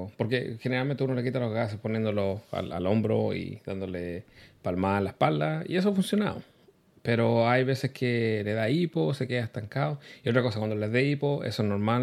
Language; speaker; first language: Spanish; early bilingual, heritage; Spanish